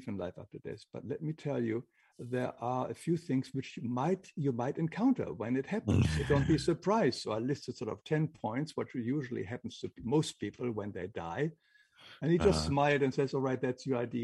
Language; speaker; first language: English; non-native, fluent; German